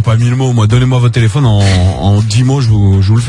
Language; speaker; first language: French; native; French